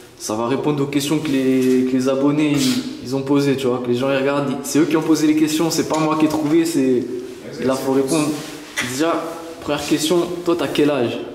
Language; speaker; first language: French; native; French